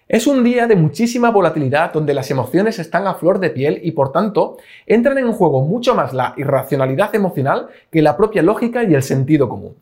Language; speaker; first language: Spanish; native; Spanish